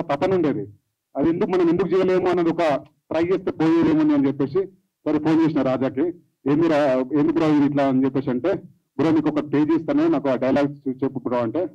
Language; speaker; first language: Telugu; native; Telugu